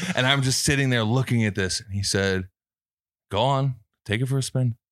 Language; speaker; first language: English; native; English